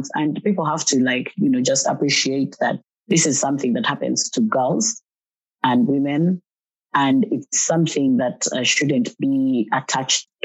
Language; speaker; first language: English; non-native, local second language; Ganda